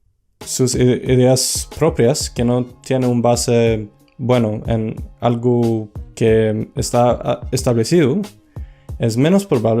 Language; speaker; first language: Spanish; non-native, fluent; Swedish